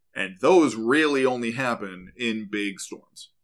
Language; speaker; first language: English; native; English